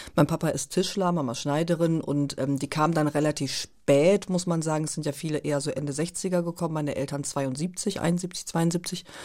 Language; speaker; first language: German; native; German